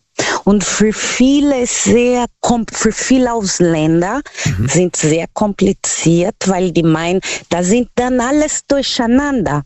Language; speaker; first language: German; non-native, learner; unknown